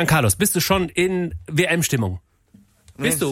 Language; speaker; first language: German; native; German